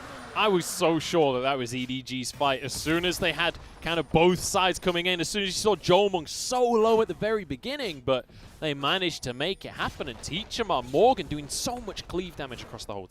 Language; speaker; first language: English; native; English